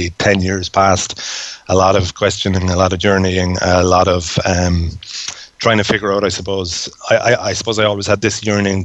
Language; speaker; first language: English; native; English